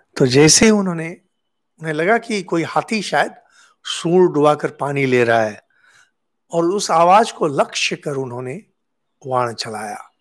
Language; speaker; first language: Hindi; non-native, local second language; Bangla